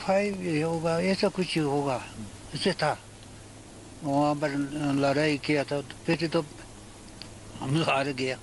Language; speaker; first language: Hindi; non-native, learner; Tibetan